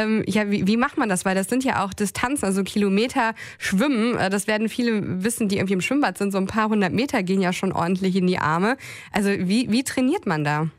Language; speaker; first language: German; native; German